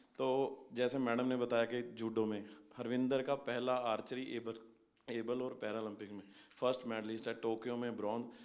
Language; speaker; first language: Hindi; native; Hindi